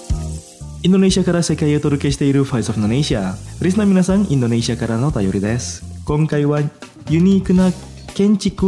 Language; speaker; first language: Japanese; non-native, fluent; Indonesian